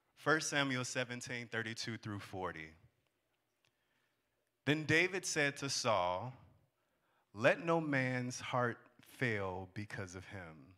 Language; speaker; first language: English; native; English